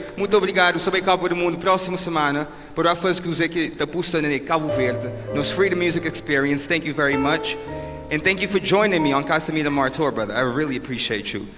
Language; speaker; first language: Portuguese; non-native, local second language; Kabuverdianu